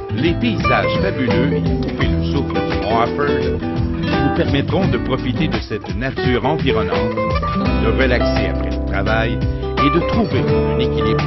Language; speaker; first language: French; native; French